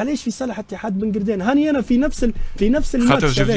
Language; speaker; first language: Arabic; native; Arabic